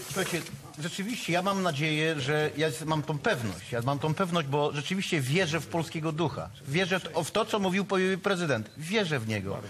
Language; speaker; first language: Polish; native; Polish